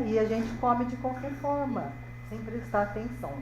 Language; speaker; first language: Portuguese; native; Portuguese